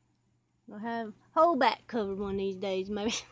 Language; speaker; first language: English; native; English